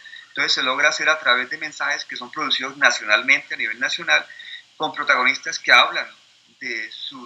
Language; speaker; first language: Spanish; native; Spanish